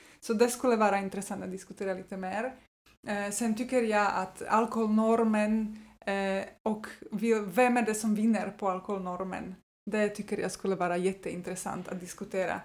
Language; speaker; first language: Swedish; non-native, fluent; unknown